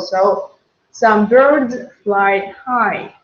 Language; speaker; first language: English; non-native, fluent; Russian